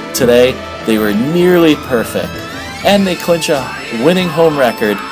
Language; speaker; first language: English; native; English